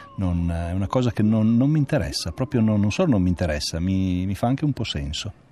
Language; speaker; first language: Italian; native; Italian